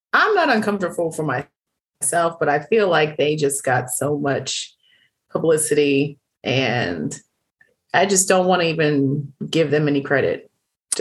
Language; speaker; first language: English; native; English